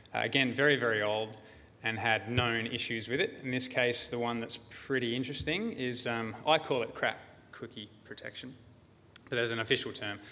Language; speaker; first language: English; native; English